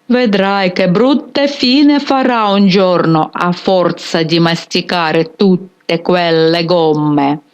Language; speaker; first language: Italian; non-native, fluent; Ukrainian